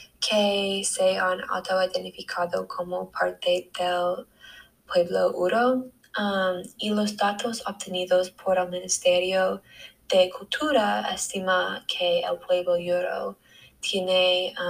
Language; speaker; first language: Spanish; non-native, learner; English